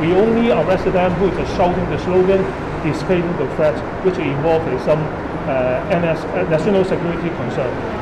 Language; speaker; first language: English; non-native, local second language; Cantonese